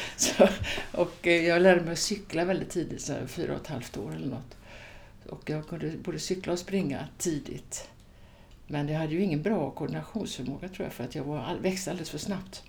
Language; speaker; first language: Swedish; native; Swedish